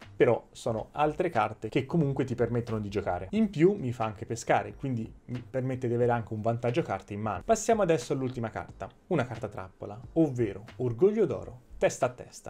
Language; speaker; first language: Italian; native; Italian